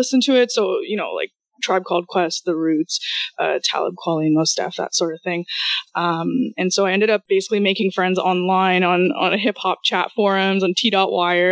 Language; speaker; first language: English; non-native, fluent; Russian